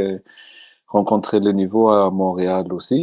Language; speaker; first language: French; non-native, local second language; Malagasy